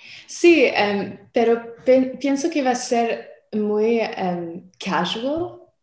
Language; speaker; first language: Spanish; non-native, learner; French